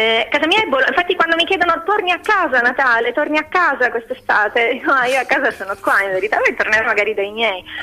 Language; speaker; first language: Italian; non-native, fluent; Albanian